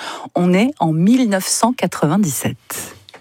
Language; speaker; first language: French; native; French